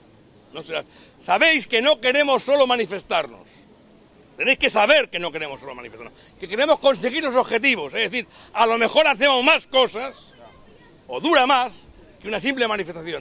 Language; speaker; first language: Spanish; native; Spanish